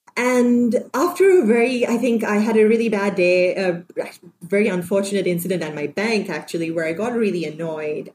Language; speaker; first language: English; non-native, local second language; Sinhala